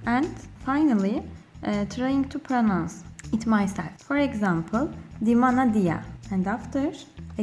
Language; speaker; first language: English; non-native, learner; Turkish